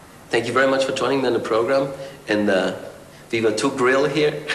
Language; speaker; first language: English; non-native, fluent; German